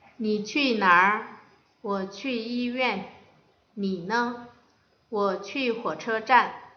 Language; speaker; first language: Chinese; non-native, fluent; Korean